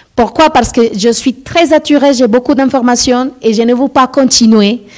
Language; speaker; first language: French; non-native, fluent; Spanish